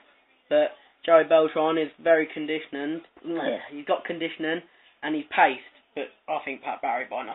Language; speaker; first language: English; native; English